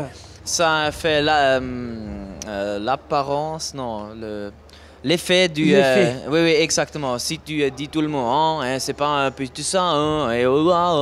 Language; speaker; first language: French; non-native, learner; German